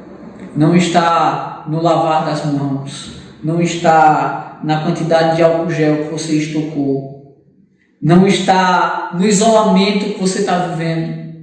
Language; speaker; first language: Portuguese; native; Portuguese